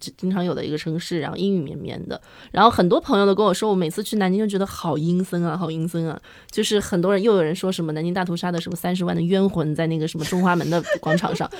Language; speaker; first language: Chinese; native; Chinese